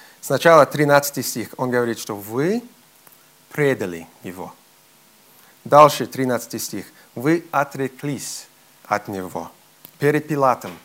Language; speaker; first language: Russian; non-native, fluent; English